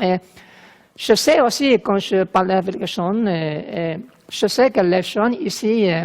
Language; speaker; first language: French; non-native, fluent; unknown